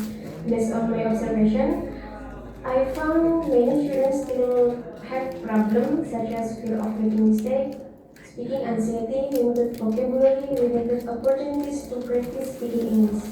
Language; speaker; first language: English; non-native, fluent; Indonesian